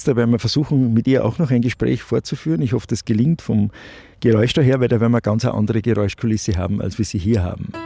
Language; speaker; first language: German; native; German